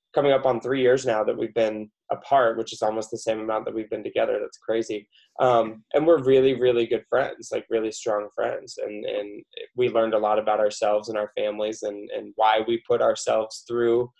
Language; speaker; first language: English; native; English